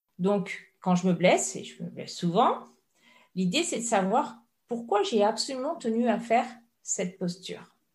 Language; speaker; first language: French; native; French